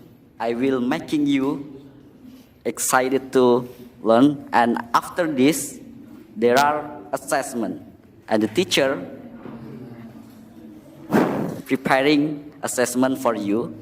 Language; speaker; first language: English; non-native, learner; Indonesian